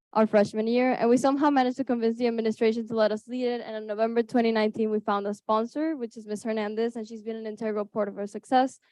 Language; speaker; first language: English; early bilingual, other home language; Spanish